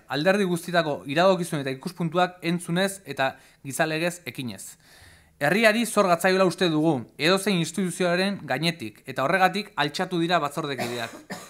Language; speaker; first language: Basque; native; Basque